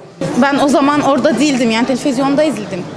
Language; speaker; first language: Turkish; non-native, fluent; Arabic